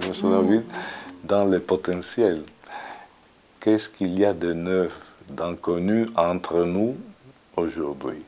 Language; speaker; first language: French; non-native, fluent; Italian